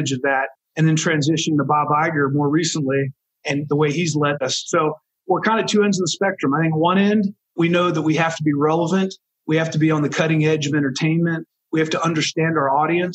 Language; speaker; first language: English; native; English